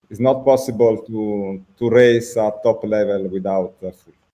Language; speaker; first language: English; non-native, learner; Italian